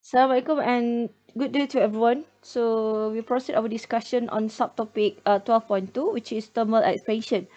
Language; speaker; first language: English; non-native, local second language; Malay